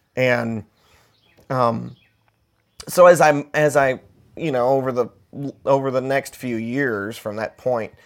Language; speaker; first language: English; native; English